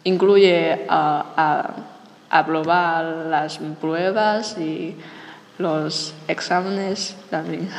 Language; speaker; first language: Spanish; non-native, learner; Chinese